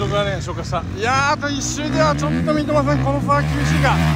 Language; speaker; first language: Japanese; native; Japanese